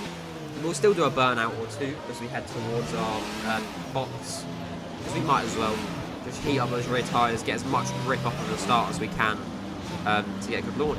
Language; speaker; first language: English; native; English